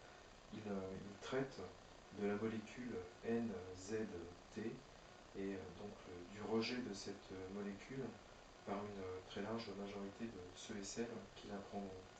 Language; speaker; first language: French; native; French